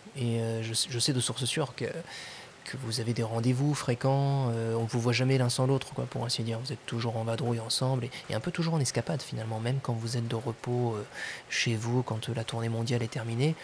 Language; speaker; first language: French; native; French